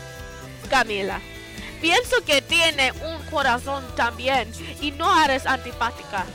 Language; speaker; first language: Spanish; non-native, learner; English